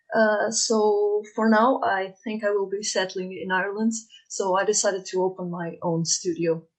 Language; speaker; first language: English; non-native, fluent; Portuguese